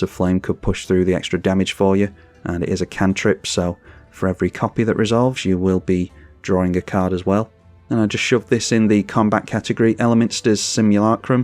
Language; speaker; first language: English; native; English